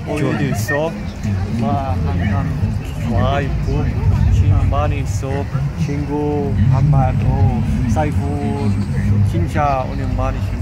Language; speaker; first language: Korean; non-native, learner; Bangla